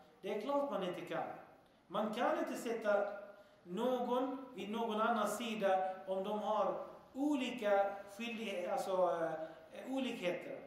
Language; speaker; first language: Swedish; early bilingual, other home language; Arabic